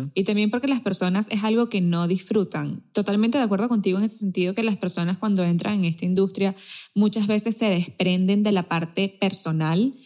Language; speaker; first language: Spanish; native; Spanish